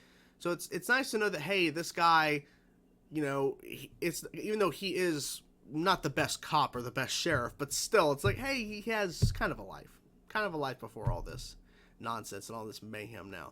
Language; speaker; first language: English; native; English